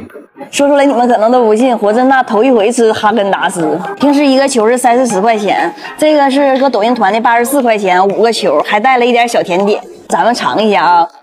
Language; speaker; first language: Chinese; native; Chinese